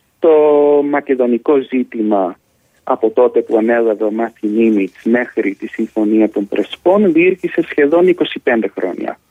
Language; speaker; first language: Greek; early bilingual, heritage; Greek